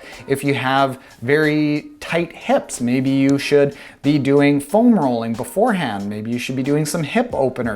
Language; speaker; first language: English; native; English